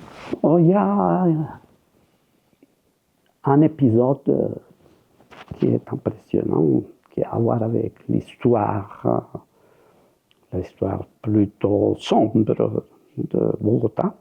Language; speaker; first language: French; non-native, fluent; Spanish